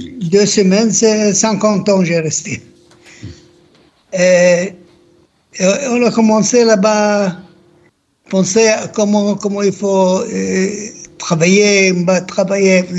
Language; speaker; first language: French; non-native, learner; Hebrew